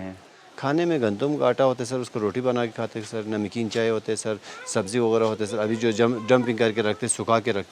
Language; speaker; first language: Hindi; non-native, local second language; Balti